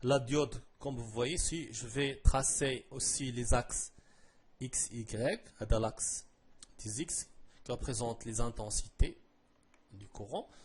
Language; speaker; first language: French; non-native, local second language; Arabic